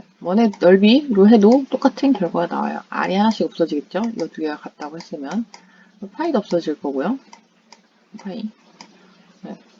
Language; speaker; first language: Korean; non-native, fluent; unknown